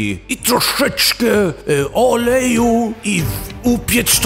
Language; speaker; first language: Polish; early bilingual, heritage; Polish